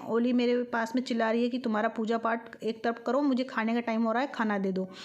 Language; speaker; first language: Hindi; non-native, local second language; Bangla